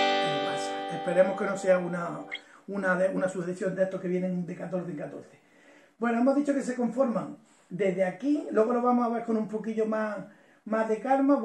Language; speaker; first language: Spanish; native; Spanish